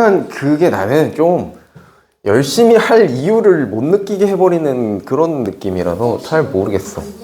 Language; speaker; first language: Korean; native; Korean